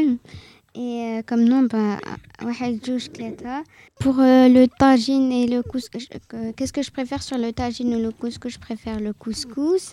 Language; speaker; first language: French; early bilingual, other home language; Arabic